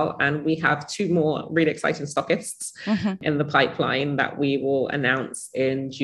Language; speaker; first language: English; native; English